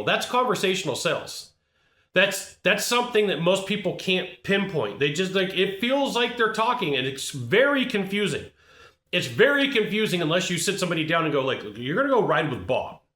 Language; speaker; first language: English; native; English